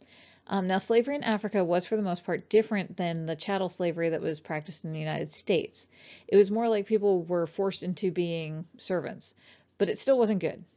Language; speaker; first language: English; native; English